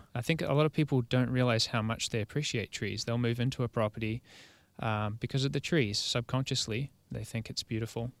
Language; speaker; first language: English; native; English